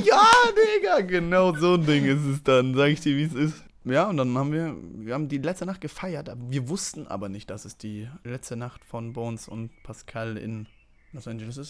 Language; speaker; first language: German; native; German